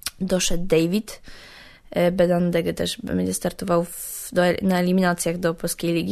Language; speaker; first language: Polish; native; Polish